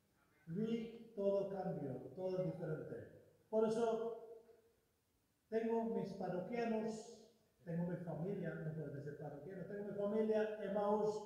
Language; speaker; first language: Spanish; non-native, fluent; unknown